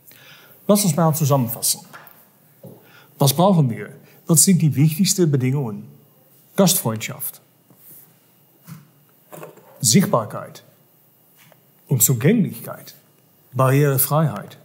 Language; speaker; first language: German; non-native, fluent; Dutch